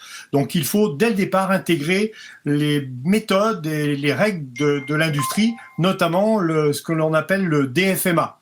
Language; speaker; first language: French; native; French